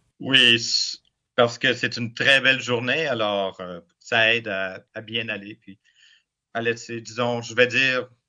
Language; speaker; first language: French; native; French